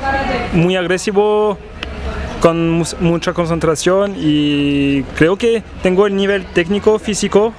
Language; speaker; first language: Spanish; non-native, fluent; French